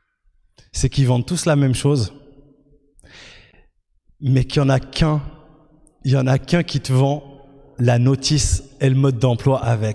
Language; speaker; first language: French; native; French